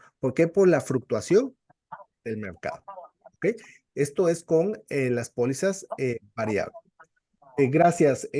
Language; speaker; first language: Spanish; native; Spanish